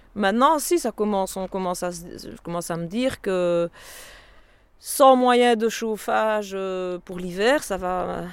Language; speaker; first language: French; native; French